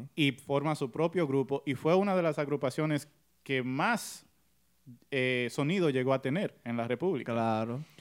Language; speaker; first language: Spanish; early bilingual, heritage; Spanish